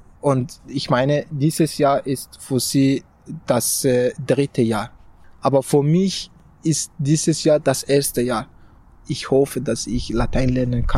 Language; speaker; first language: German; non-native, fluent; Persian